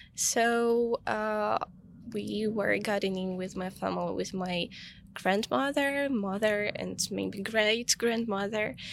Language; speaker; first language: English; non-native, fluent; Ukrainian